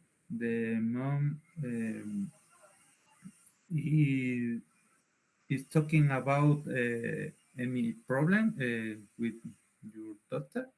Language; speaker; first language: English; non-native, learner; Spanish